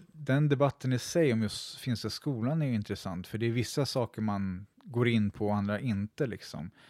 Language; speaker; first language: Swedish; native; Swedish